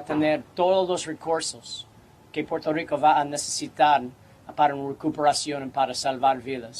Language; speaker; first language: Spanish; non-native, learner; English